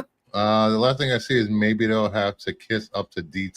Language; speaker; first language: English; native; English